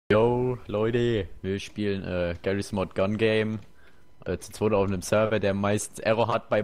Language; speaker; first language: German; native; German